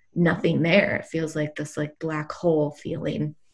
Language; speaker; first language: English; native; English